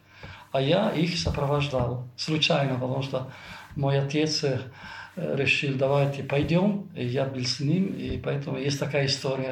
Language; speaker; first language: Russian; non-native, fluent; Italian